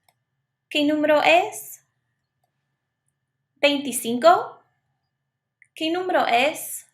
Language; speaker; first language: Spanish; non-native, fluent; English